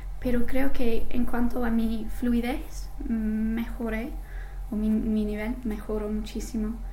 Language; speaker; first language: Spanish; non-native, fluent; English